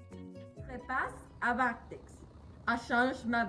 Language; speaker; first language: French; non-native, learner; Spanish